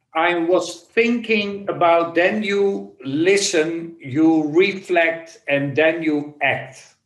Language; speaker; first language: English; non-native, fluent; Dutch